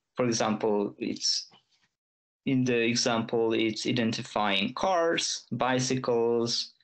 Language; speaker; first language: English; non-native, fluent; Hungarian